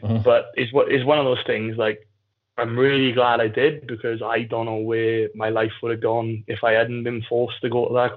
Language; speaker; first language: English; native; English